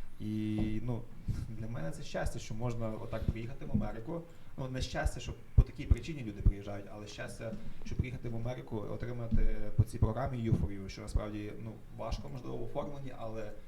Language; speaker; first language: Ukrainian; native; Ukrainian